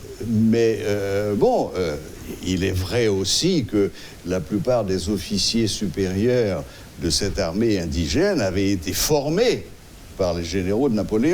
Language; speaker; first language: French; non-native, local second language; Haitian Creole